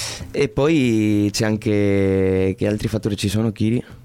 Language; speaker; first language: Italian; non-native, fluent; Spanish